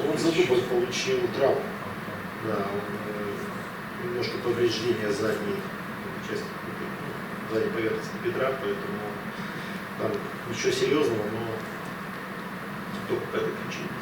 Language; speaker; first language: Russian; native; Russian